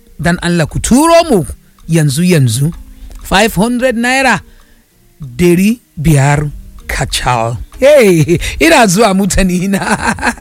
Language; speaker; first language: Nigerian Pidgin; non-native, local second language; Yoruba